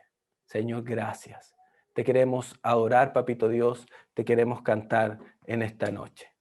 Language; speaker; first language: Spanish; native; Spanish